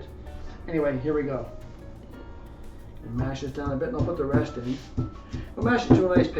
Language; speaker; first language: English; native; English